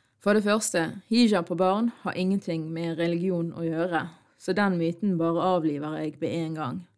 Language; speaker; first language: Norwegian; early bilingual, other home language; Arabic